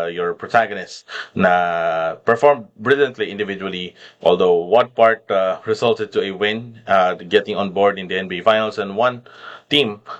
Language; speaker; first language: English; non-native, local second language; Filipino